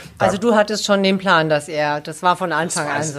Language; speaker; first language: German; native; German